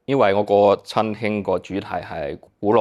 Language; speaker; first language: Cantonese; early bilingual, heritage; Cantonese